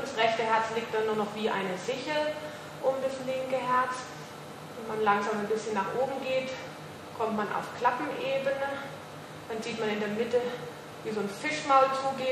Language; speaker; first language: German; native; German